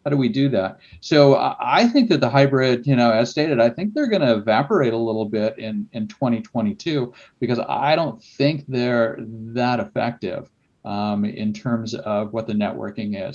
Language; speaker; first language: English; native; English